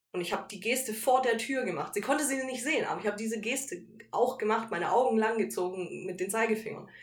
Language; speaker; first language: German; native; German